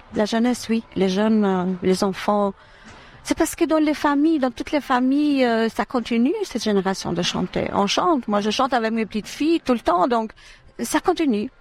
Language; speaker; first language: French; non-native, fluent; Albanian